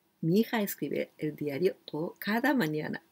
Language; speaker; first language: Spanish; non-native, learner; Japanese